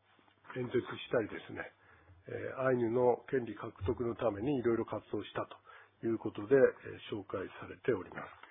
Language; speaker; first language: Japanese; native; Japanese